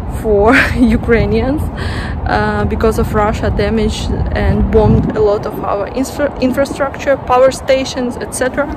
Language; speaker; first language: English; non-native, fluent; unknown